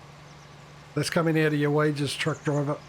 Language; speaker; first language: English; native; English